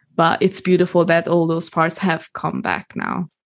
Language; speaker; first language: English; non-native, fluent; Italian